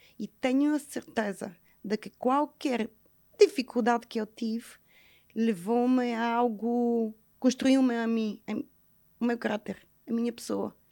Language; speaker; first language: Portuguese; non-native, fluent; Bulgarian